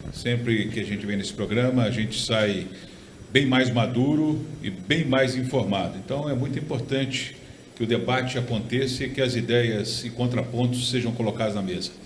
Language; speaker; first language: Portuguese; native; Portuguese